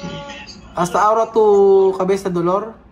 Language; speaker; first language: Spanish; non-native, learner; Filipino